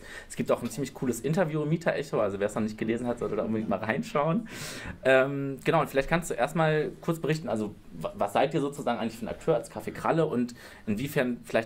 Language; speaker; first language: German; native; German